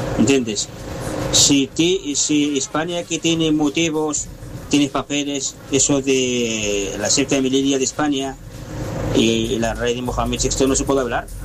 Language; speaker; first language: Spanish; non-native, learner; Arabic